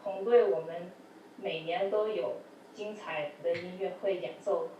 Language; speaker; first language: Chinese; early bilingual, other home language; English